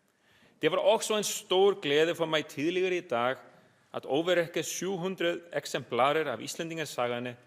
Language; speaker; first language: Danish; non-native, fluent; Icelandic